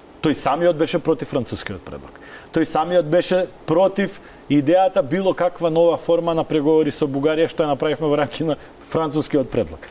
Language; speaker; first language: Macedonian; native; Macedonian